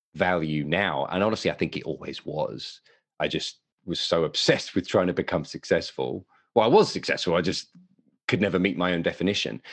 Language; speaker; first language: English; native; English